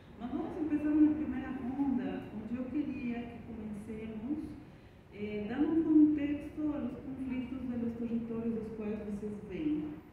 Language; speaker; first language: Portuguese; non-native, fluent; Spanish